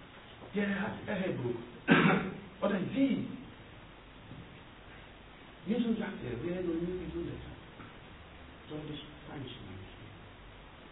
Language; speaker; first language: German; non-native, learner; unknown